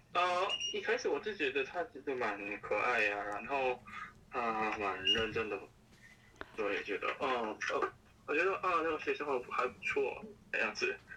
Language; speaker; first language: Chinese; non-native, fluent; Korean